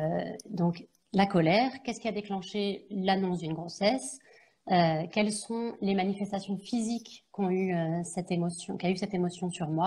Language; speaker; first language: French; native; French